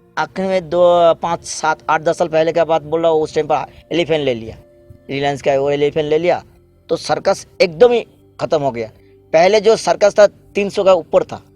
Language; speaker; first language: Hindi; non-native, local second language; Bangla